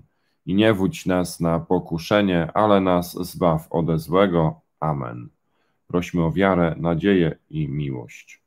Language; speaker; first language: Polish; native; Polish